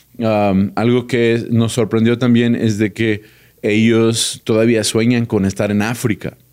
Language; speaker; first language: Spanish; early bilingual, heritage; Spanish